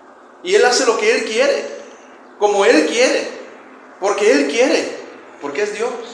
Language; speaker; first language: Spanish; native; Spanish